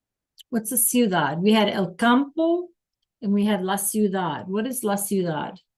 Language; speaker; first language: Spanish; non-native, fluent; English